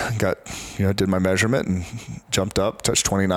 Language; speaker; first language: English; native; English